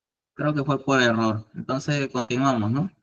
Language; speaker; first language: Spanish; native; Spanish